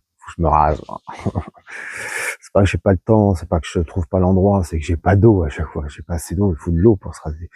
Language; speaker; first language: French; native; French